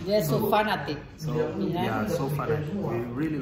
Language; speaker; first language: English; non-native, learner; Spanish